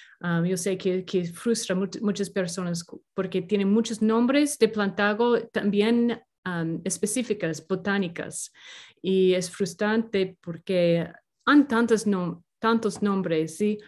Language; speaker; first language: Spanish; non-native, learner; English